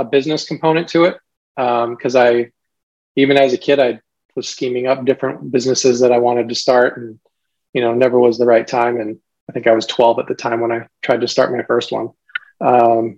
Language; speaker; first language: English; native; English